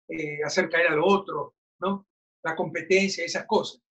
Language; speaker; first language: Spanish; native; Spanish